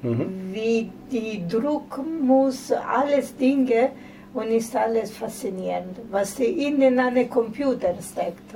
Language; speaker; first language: German; non-native, learner; Italian